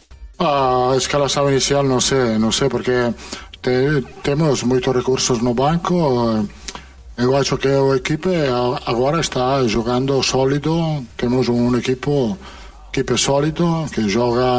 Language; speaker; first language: Portuguese; non-native, learner; Italian